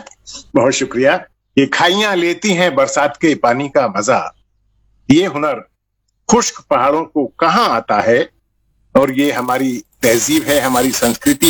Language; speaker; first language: Hindi; native; Hindi